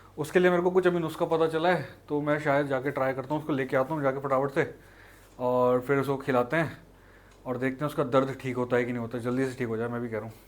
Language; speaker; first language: Hindi; native; Hindi